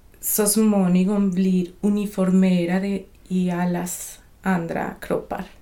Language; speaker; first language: Swedish; non-native, fluent; Spanish